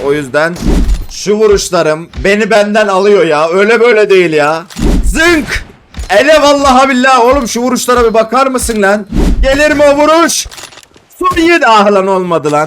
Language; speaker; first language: Turkish; native; Turkish